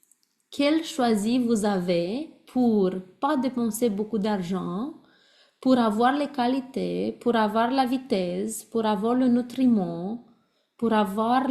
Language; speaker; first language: French; non-native, learner; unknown